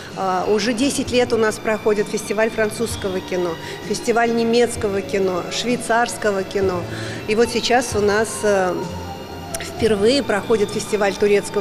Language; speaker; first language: Russian; native; Russian